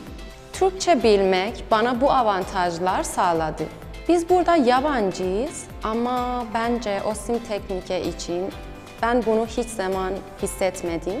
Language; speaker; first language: Turkish; non-native, learner; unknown